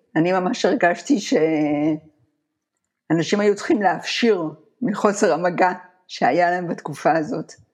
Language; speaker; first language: Hebrew; native; Hebrew